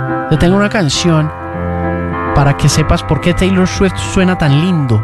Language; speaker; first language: Spanish; native; Spanish